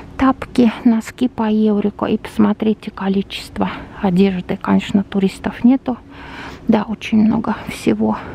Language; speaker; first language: Russian; native; Russian